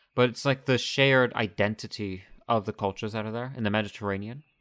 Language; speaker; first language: English; native; English